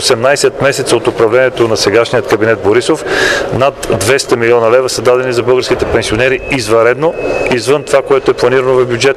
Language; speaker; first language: Bulgarian; native; Bulgarian